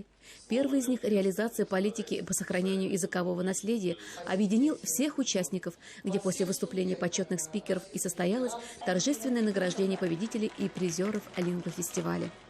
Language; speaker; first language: Russian; native; Russian